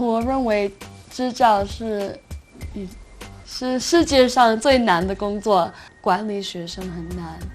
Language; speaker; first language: Chinese; non-native, fluent; English